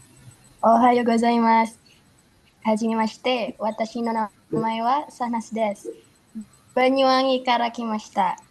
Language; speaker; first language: Japanese; non-native, learner; Indonesian